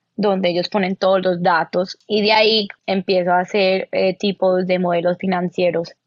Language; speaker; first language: Spanish; native; Spanish